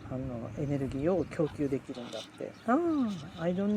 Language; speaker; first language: Japanese; native; Japanese